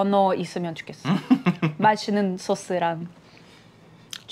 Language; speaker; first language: Korean; non-native, learner; Russian